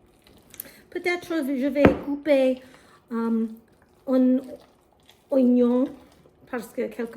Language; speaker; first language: French; non-native, learner; English